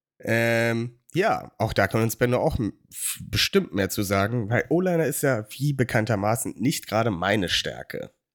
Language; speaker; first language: German; native; German